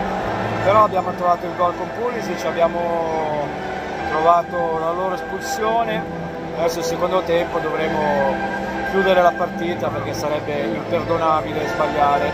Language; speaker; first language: Italian; native; Italian